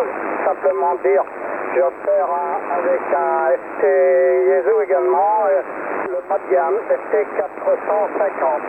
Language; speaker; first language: French; native; French